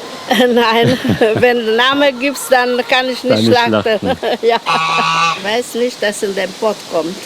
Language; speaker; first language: German; non-native, local second language; Romanian